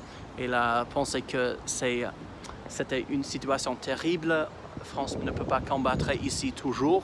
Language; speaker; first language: French; non-native, fluent; English